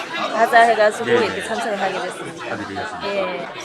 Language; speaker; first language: Korean; non-native, fluent; Khmer